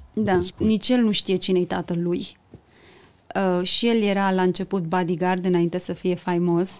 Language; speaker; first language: Romanian; early bilingual, heritage; Romanian